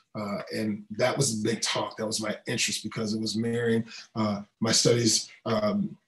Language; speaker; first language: English; native; English